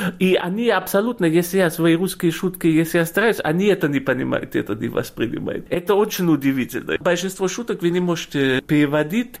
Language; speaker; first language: Russian; non-native, fluent; German